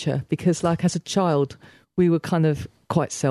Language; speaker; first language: English; native; English